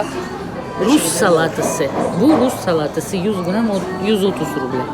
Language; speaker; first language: Turkish; non-native, learner; Russian